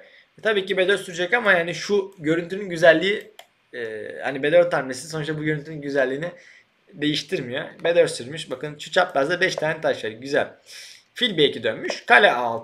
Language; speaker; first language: Turkish; native; Turkish